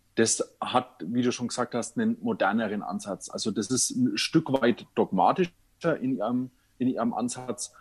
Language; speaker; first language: German; native; German